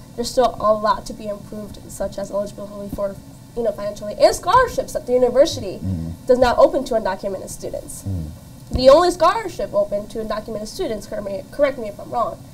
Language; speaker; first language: English; native; English